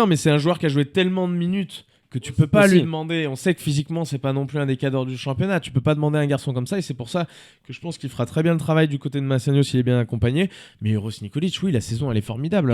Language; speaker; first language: French; native; French